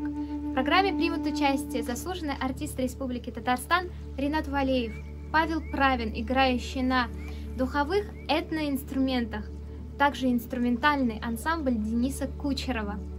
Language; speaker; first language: Russian; non-native, local second language; Tatar